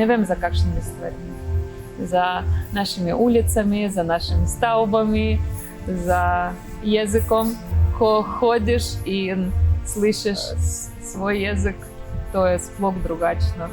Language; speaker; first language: Slovenian; non-native, learner; Russian